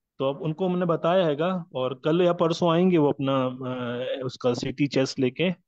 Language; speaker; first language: Hindi; non-native, local second language; Marathi